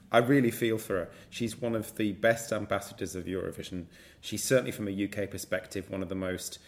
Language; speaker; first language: English; native; English